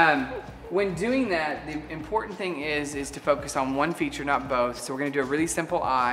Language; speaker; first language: English; native; English